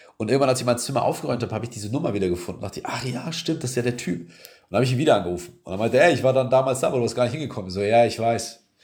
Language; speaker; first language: German; early bilingual, other home language; Turkish